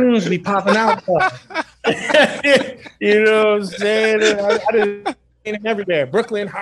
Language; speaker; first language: English; native; English